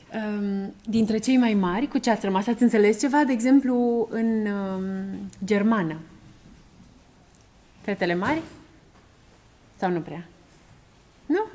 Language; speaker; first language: Romanian; native; Romanian